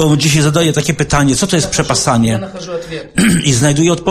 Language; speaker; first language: Polish; non-native, learner; Russian